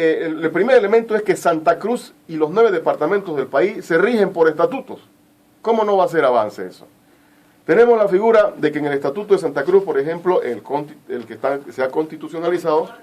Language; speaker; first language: Spanish; native; Spanish